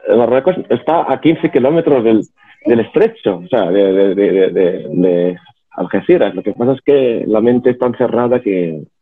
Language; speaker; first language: Spanish; non-native, fluent; Arabic